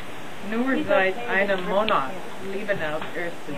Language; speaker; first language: German; non-native, learner; English